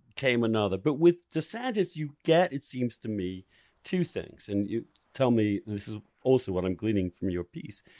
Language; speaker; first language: English; native; English